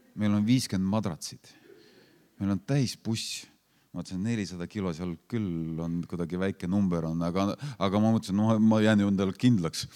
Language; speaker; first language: Estonian; non-native, fluent; Lithuanian